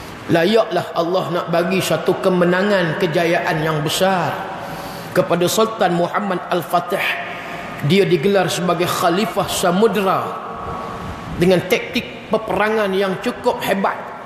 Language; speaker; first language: Malay; native; Malay